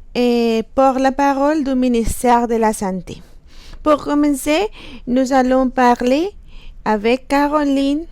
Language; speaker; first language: French; non-native, learner; Spanish